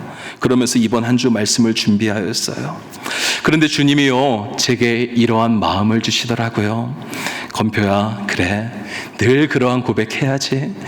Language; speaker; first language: Korean; native; Korean